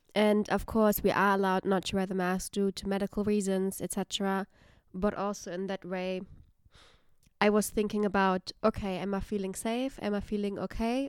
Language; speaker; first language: English; non-native, fluent; German